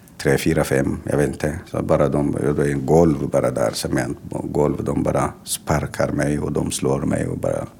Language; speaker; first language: Swedish; non-native, fluent; Tigrinya